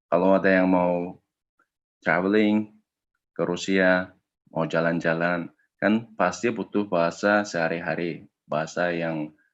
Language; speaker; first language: Indonesian; non-native, fluent; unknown